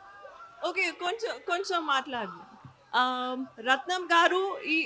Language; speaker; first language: Telugu; non-native, learner; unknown